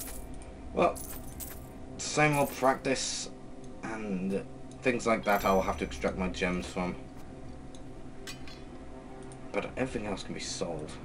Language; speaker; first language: English; native; English